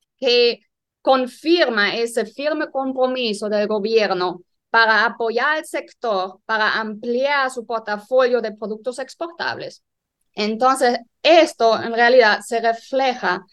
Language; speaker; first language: Spanish; non-native, fluent; German